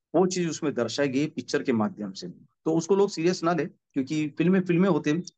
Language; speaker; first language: Hindi; non-native, local second language; Marathi